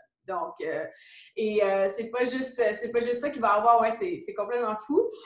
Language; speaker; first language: French; native; French